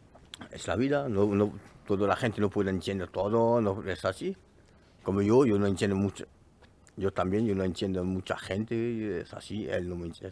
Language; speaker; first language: Spanish; non-native, learner; French